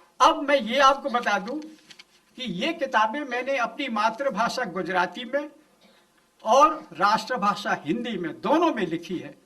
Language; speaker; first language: Hindi; non-native, local second language; Gujarati